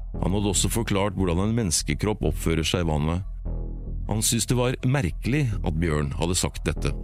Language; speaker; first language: Norwegian; native; Norwegian